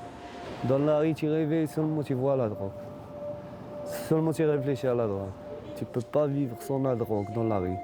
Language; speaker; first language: French; non-native, learner; Arabic